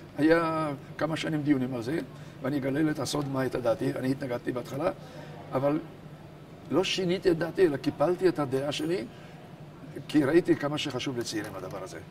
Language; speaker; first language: Hebrew; non-native, fluent; Hungarian